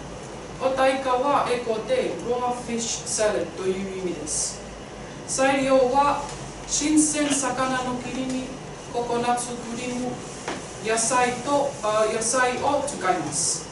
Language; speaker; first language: Japanese; non-native, learner; Tongan